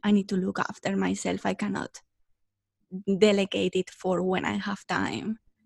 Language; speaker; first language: English; non-native, fluent; Spanish